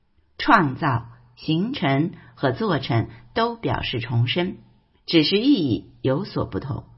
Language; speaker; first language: Chinese; native; Chinese